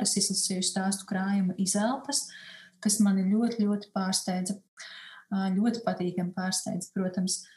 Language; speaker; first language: Latvian; native; Latvian